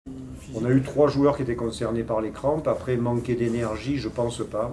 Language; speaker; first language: French; native; French